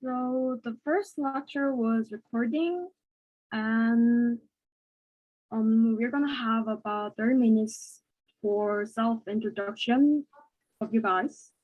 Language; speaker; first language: English; non-native, fluent; Korean